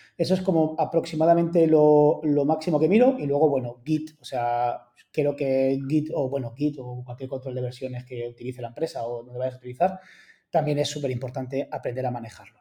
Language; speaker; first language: Spanish; native; Spanish